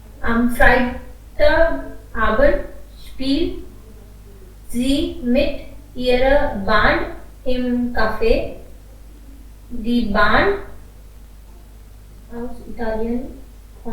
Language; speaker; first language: German; non-native, learner; Hindi